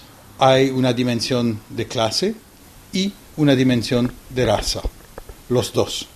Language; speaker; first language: Spanish; non-native, fluent; French